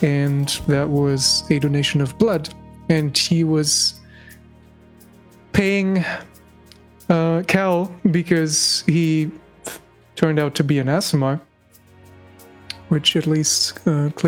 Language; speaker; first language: English; non-native, fluent; German